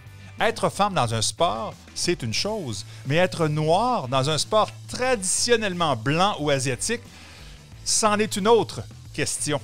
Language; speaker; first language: French; native; French